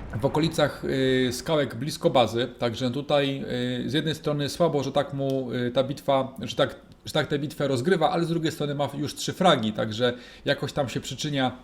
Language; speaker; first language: Polish; native; Polish